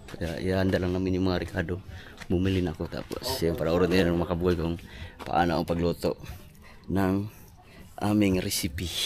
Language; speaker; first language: Filipino; non-native, local second language; Cebuano